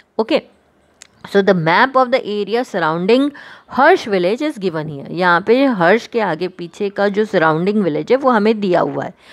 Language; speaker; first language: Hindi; non-native, local second language; Gujarati